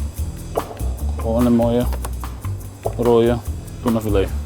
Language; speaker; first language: Dutch; non-native, local second language; Papiamento